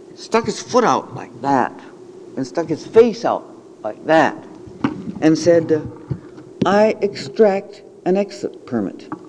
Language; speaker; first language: English; native; English